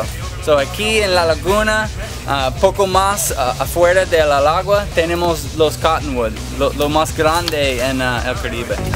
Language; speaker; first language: Spanish; early bilingual, heritage; English